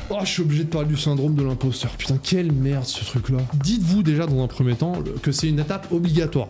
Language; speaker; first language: French; native; French